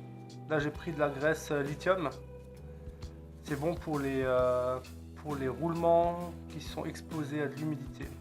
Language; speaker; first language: French; native; French